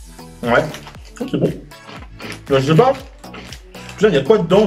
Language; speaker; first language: French; native; French